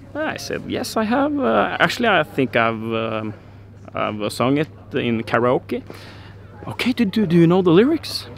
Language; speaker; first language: English; non-native, fluent; Norwegian